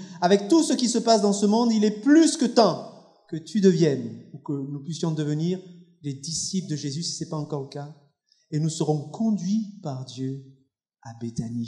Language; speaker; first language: French; native; French